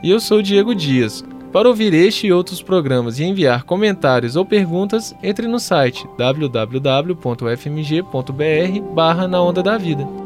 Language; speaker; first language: Portuguese; native; Portuguese